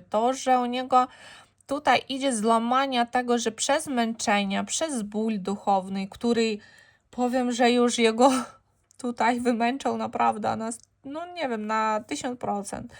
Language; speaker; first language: Polish; non-native, fluent; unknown